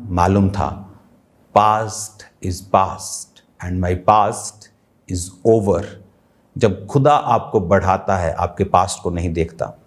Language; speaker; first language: Hindi; non-native, local second language; Punjabi